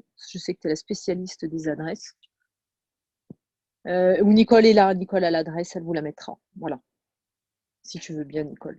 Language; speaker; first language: French; native; French